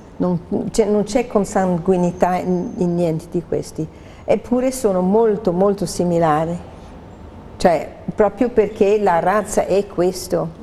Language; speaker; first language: Italian; non-native, fluent; English